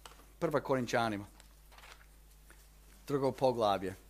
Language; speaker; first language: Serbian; early bilingual, heritage; Serbian